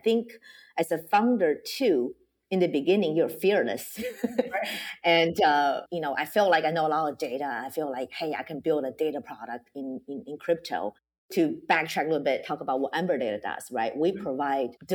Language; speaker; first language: English; non-native, fluent; Chinese